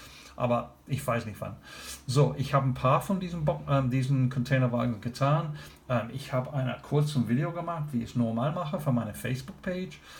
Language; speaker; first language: German; non-native, learner; English